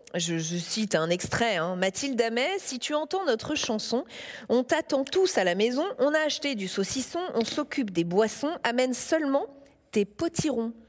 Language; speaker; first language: French; native; French